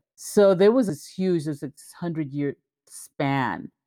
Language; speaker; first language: English; early bilingual, other home language; Spanish